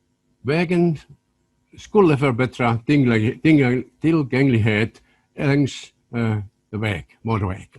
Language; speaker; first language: Swedish; non-native, local second language; Finnish